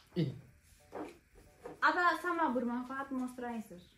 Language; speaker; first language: Indonesian; non-native, learner; Turkish